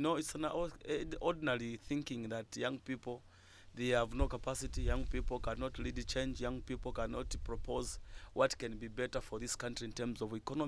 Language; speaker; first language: English; non-native, local second language; Bemba